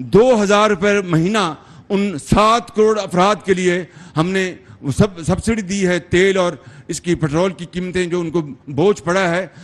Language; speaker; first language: Urdu; non-native, local second language; Punjabi